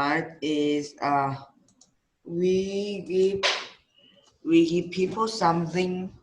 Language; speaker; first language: English; non-native, learner; Vietnamese